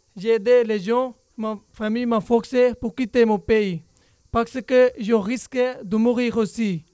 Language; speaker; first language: French; non-native, learner; Urdu